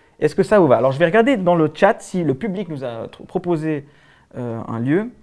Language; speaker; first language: French; early bilingual, other home language; Spanish